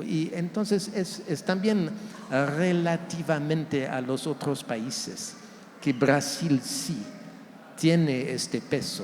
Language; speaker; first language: Spanish; non-native, fluent; French